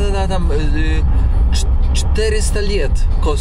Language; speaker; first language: Russian; non-native, learner; Polish